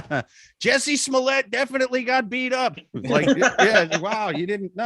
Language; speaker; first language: English; native; English